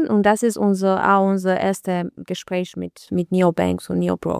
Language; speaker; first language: German; non-native, learner; Albanian